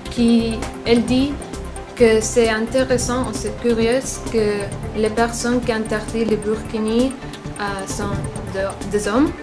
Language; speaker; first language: French; non-native, learner; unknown